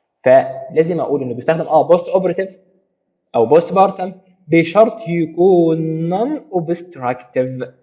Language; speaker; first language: Arabic; native; Arabic